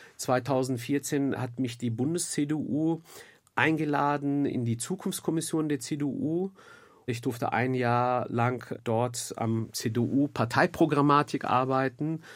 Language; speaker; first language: German; early bilingual, other home language; Turkish